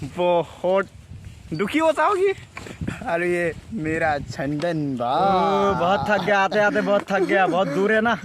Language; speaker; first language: Hindi; non-native, local second language; Assamese